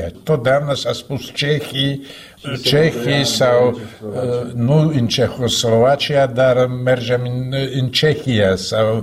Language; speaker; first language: Romanian; non-native, learner; Slovak